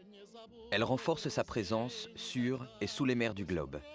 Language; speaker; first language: French; native; French